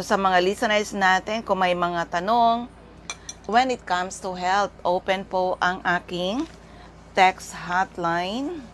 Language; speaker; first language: Filipino; non-native, local second language; Bikol